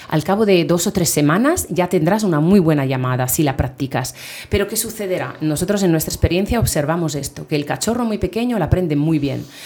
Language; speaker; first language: Spanish; non-native, fluent; Italian